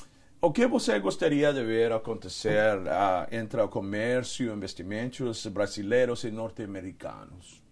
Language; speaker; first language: Portuguese; non-native, learner; Spanish